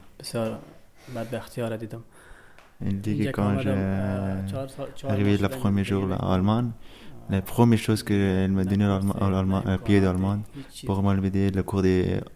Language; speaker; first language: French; non-native, learner; Persian